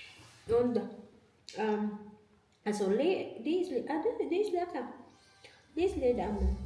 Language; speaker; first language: German; non-native, learner; Filipino